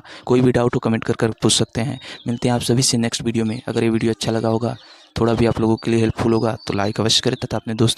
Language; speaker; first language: Hindi; native; Hindi